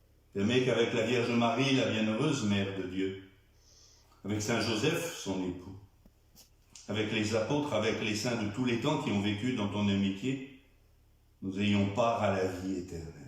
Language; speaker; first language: French; native; French